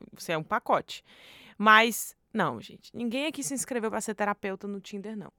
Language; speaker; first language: Portuguese; native; Portuguese